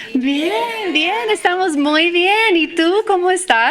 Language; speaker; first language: Spanish; non-native, fluent; English